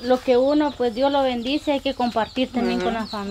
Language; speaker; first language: Spanish; native; Spanish